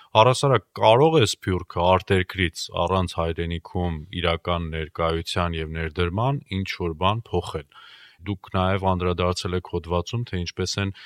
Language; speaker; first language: Armenian; native; Armenian